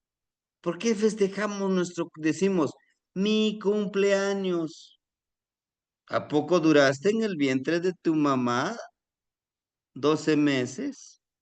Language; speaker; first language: Spanish; native; Spanish